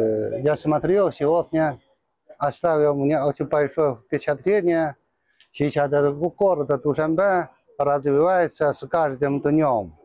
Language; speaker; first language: Russian; non-native, learner; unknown